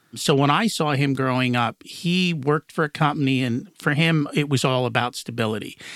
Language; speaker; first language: English; native; English